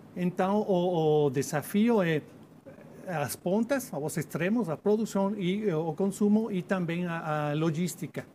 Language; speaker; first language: Portuguese; non-native, learner; Spanish